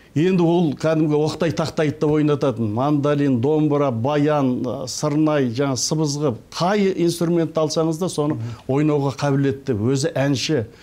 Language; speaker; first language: Kazakh; early bilingual, heritage; Kazakh